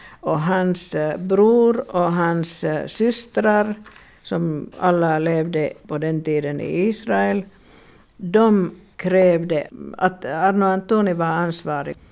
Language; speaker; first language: Swedish; non-native, local second language; Finnish